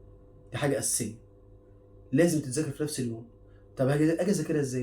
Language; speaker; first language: Arabic; native; Arabic